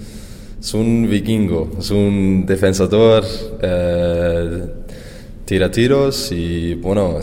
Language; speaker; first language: Spanish; non-native, learner; Icelandic